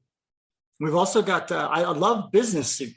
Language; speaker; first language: English; native; English